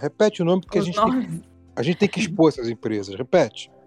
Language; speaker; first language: Portuguese; native; Portuguese